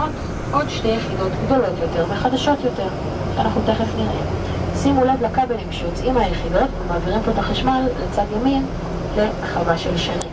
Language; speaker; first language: Hebrew; native; Hebrew